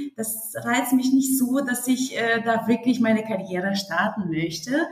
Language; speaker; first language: German; non-native, fluent; Russian